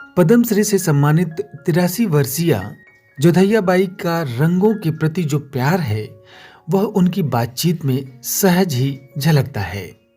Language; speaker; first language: Hindi; native; Hindi